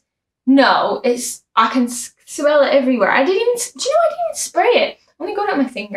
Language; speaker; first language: English; native; English